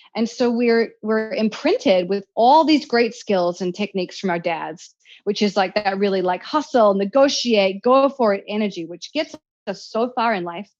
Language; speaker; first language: English; native; English